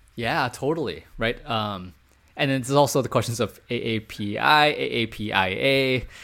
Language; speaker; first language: English; early bilingual, other home language; Chinese